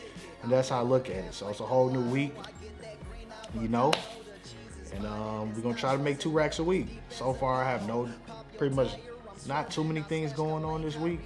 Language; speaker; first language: English; native; English